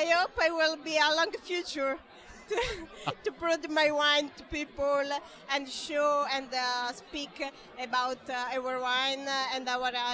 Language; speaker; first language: English; non-native, learner; Italian